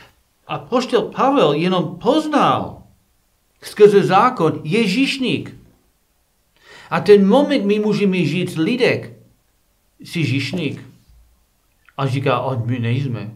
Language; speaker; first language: Czech; non-native, learner; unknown